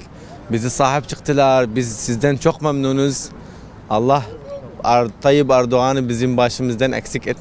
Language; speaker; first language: Turkish; non-native, fluent; Arabic